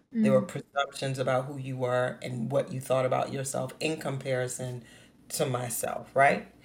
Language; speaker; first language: English; native; English